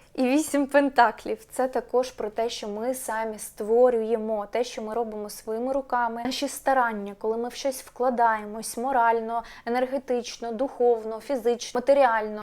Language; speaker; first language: Ukrainian; non-native, local second language; Russian